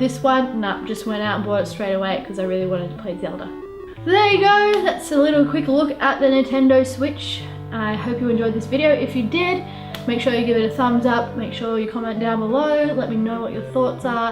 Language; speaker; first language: English; native; English